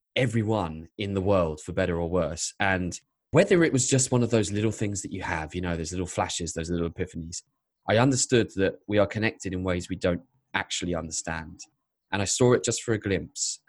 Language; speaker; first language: English; native; English